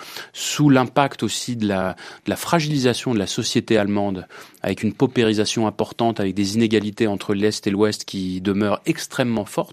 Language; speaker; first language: French; native; French